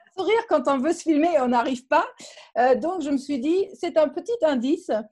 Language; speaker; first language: French; non-native, fluent; German